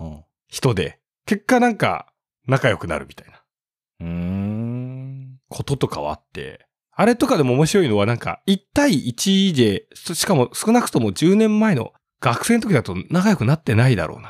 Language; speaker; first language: Japanese; native; Japanese